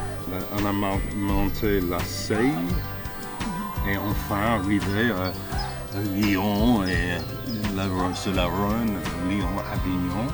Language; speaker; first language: French; non-native, fluent; English